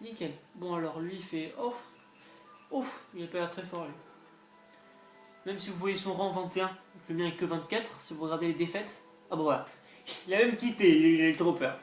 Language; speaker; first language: French; native; French